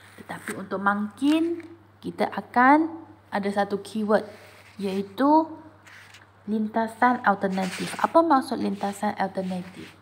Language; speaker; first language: Malay; non-native, local second language; Chinese